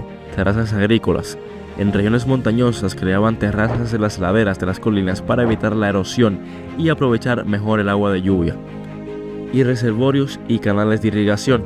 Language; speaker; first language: Spanish; native; Spanish